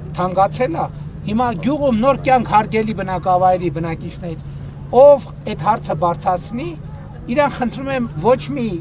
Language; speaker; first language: Armenian; native; Armenian